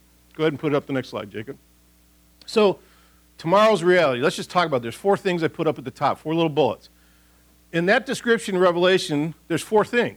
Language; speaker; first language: English; native; English